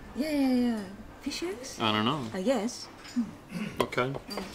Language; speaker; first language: English; non-native, fluent; Japanese